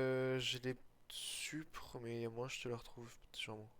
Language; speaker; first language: French; native; French